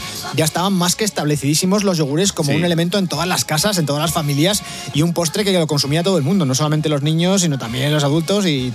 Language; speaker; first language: Spanish; native; Spanish